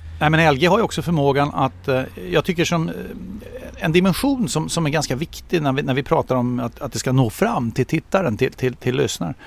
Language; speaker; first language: Swedish; native; Swedish